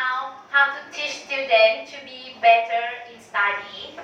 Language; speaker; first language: English; non-native, learner; Thai